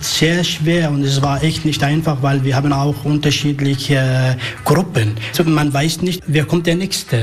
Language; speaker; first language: German; non-native, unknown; Arabic